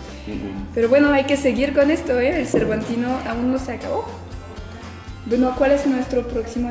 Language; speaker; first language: Spanish; non-native, learner; French